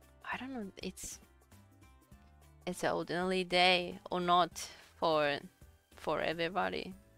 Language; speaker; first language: English; non-native, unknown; Japanese